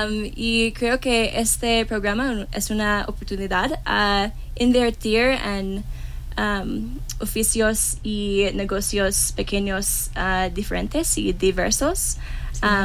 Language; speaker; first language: Spanish; non-native, learner; English